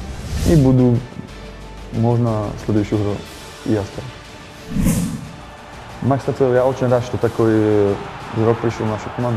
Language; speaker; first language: Russian; non-native, learner; Slovak